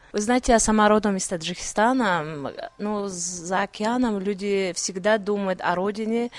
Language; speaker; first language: Russian; non-native, local second language; Tajik